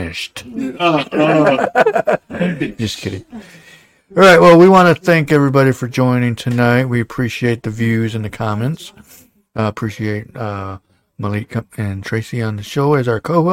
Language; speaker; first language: English; native; English